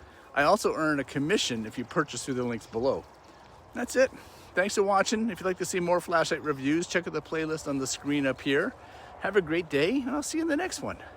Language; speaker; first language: English; native; English